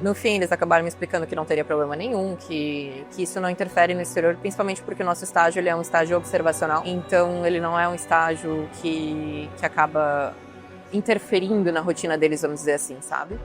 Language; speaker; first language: Portuguese; native; Portuguese